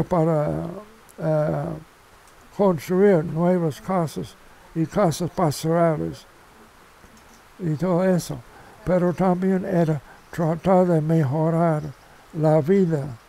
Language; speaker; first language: Spanish; non-native, fluent; English